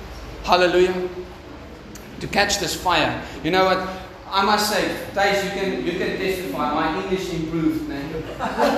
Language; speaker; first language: English; non-native, local second language; Afrikaans